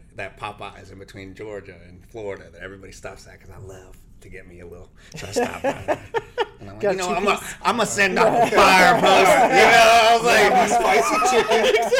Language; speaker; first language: English; early bilingual, other home language; Spanish